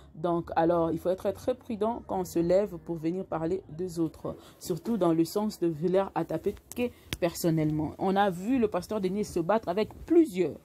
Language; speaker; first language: French; non-native, local second language; Lingala